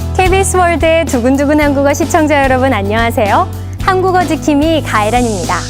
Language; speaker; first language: Korean; native; Korean